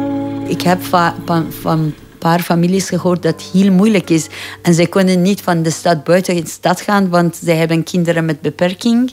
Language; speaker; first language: Dutch; non-native, fluent; Persian